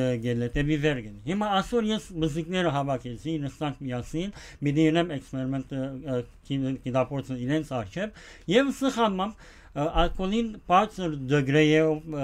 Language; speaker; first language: Armenian; early bilingual, heritage; Armenian